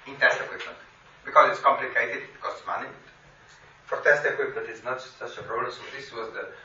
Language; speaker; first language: English; non-native, fluent; Slovenian